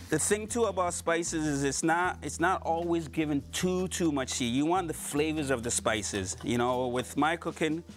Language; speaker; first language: English; native; English